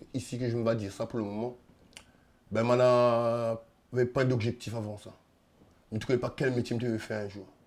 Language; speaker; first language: French; non-native, local second language; Réunion Creole French